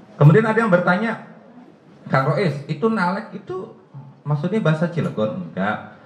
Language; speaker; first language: Indonesian; non-native, local second language; Javanese